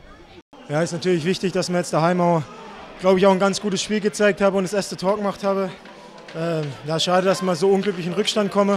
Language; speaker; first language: German; native; German